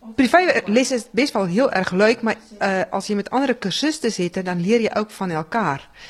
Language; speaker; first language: Dutch; non-native, fluent; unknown